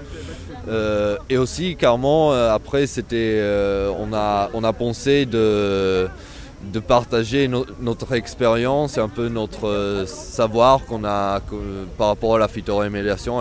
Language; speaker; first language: French; non-native, fluent; Italian